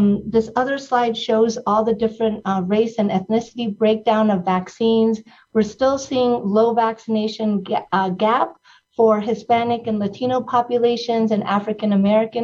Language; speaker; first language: English; early bilingual, other home language; Spanish